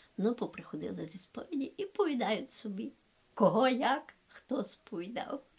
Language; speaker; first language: Ukrainian; native; Ukrainian